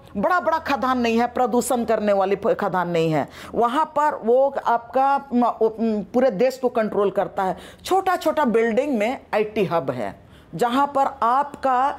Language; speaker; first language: Hindi; non-native, local second language; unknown